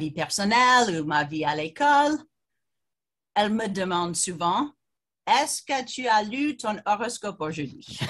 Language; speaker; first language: French; non-native, fluent; English